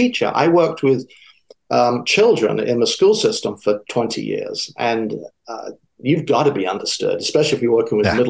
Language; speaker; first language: English; native; English